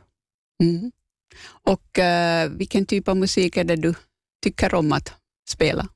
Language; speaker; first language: Swedish; native; Swedish